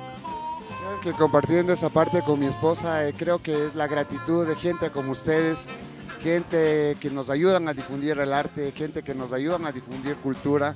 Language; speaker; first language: Spanish; native; Spanish